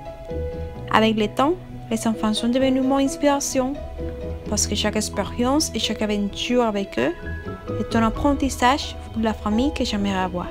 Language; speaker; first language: French; non-native, fluent; Spanish